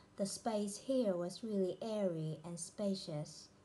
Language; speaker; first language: English; non-native, fluent; Vietnamese